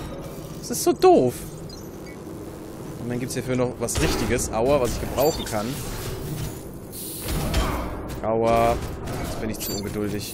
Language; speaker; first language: German; native; German